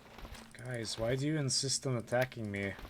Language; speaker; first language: English; native; English